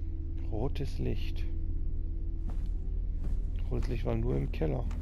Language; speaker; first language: German; native; German